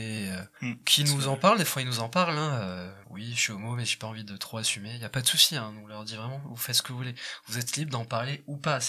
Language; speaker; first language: French; native; French